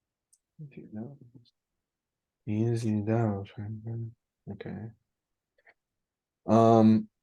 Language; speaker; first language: Chinese; non-native, learner; English